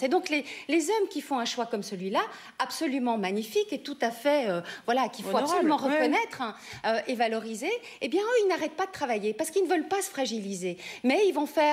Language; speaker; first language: French; native; French